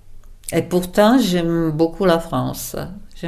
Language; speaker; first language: French; non-native, fluent; Czech